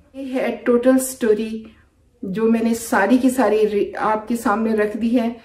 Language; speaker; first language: Urdu; native; Urdu